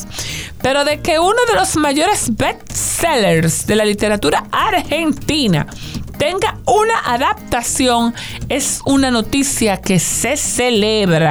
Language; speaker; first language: Spanish; native; Spanish